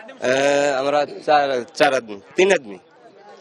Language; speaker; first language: Hindi; non-native, learner; Bangla